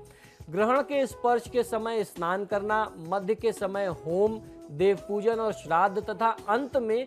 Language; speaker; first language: Hindi; native; Hindi